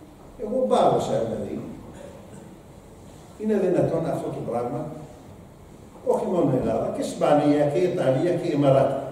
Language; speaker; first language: Greek; non-native, learner; Arabic